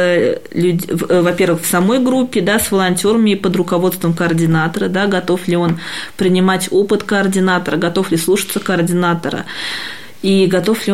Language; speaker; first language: Russian; native; Russian